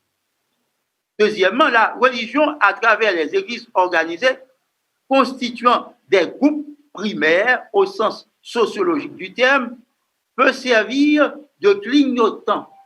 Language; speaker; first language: French; non-native, local second language; Haitian Creole